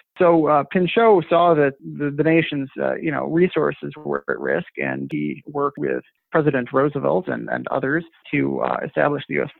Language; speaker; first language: English; native; English